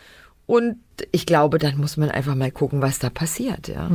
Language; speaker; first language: German; native; German